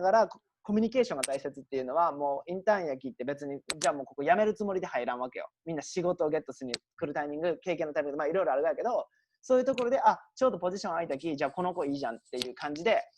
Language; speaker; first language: Japanese; native; Japanese